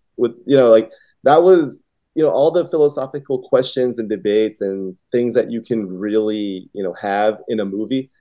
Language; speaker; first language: English; early bilingual, other home language; Vietnamese